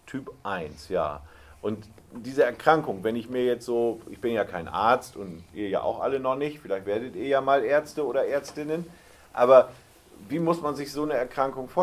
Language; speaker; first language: German; native; German